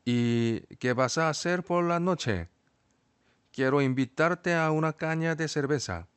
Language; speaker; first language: Spanish; non-native, fluent; Korean